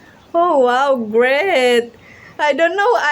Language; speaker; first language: English; non-native, learner; Indonesian